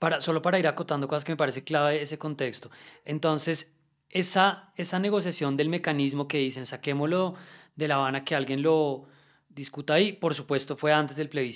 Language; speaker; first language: Spanish; native; Spanish